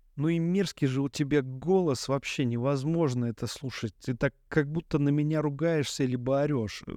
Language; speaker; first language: Russian; native; Russian